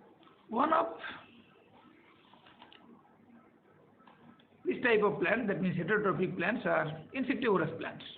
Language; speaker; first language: English; non-native, local second language; Bangla